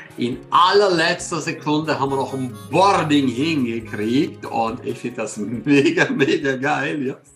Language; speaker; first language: German; native; German